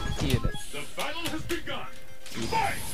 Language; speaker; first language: Japanese; non-native, learner; German